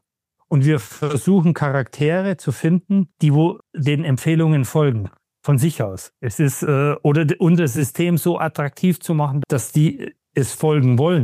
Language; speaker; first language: German; native; German